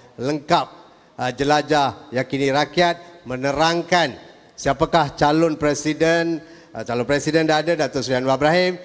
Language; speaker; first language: Malay; non-native, local second language; Tamil